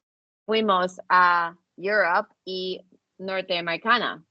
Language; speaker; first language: Spanish; non-native, learner; English